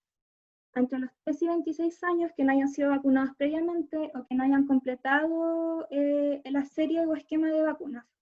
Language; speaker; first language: Spanish; native; Spanish